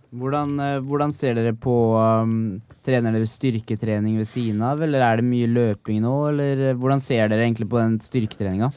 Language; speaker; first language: Norwegian; native; Norwegian